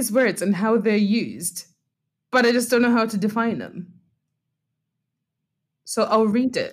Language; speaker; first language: English; non-native, local second language; Nyanja